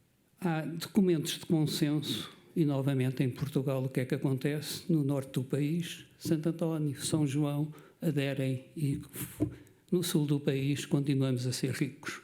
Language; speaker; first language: Portuguese; native; Portuguese